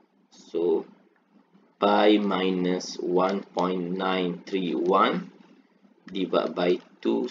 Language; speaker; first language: English; non-native, local second language; Malay